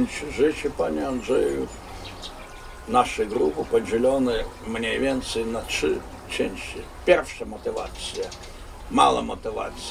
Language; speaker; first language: Polish; non-native, fluent; Russian